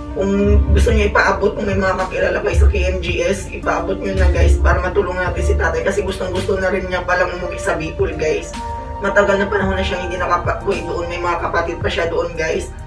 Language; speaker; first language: Filipino; native; Filipino